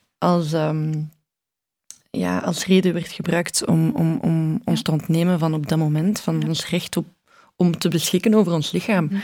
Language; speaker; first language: Dutch; early bilingual, other home language; Arabic